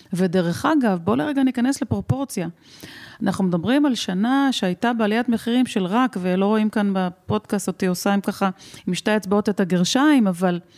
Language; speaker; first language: Hebrew; native; Hebrew